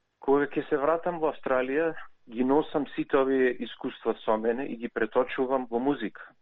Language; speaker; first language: Macedonian; early bilingual, heritage; Macedonian